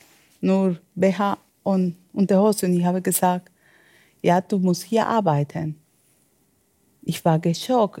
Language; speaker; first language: German; non-native, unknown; Spanish